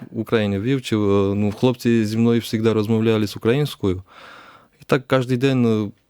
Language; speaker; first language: Ukrainian; non-native, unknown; Georgian